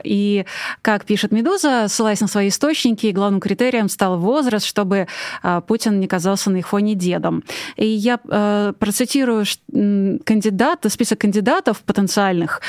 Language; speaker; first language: Russian; native; Russian